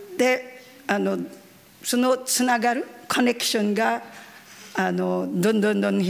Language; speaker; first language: Japanese; non-native, learner; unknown